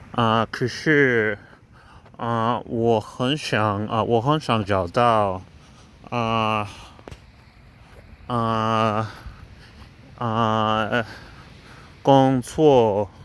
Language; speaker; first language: Chinese; non-native, learner; English